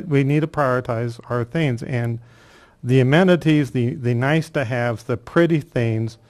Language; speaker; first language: English; native; English